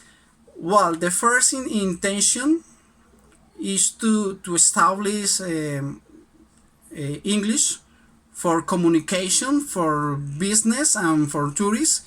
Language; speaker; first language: English; non-native, learner; Spanish